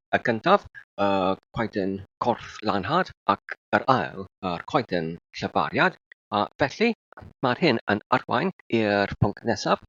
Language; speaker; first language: Welsh; non-native, learner; English